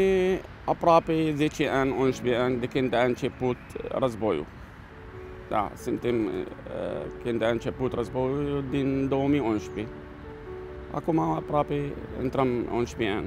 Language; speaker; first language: Romanian; non-native, learner; Arabic